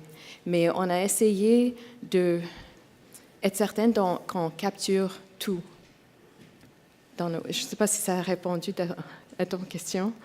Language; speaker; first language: French; non-native, local second language; English